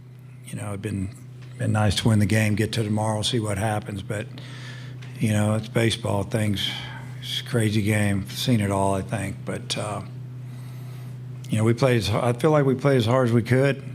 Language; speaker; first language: English; native; English